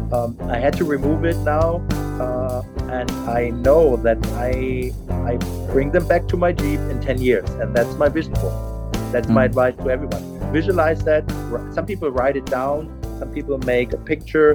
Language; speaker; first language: English; non-native, fluent; German